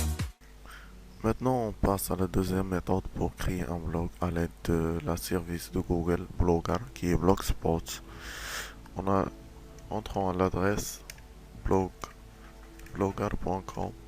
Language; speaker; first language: French; non-native, local second language; Arabic